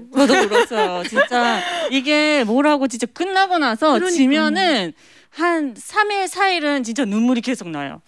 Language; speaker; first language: Korean; non-native, fluent; English